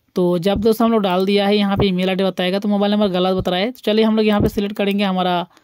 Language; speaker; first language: Hindi; non-native, local second language; Bangla